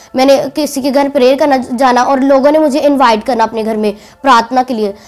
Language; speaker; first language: Hindi; native; Hindi